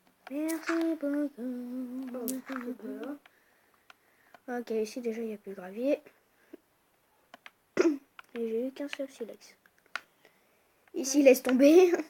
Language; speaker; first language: French; native; French